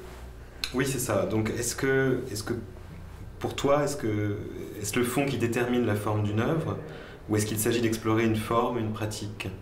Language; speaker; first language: French; native; French